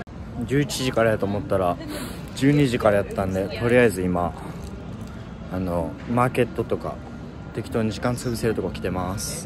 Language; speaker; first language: Japanese; native; Japanese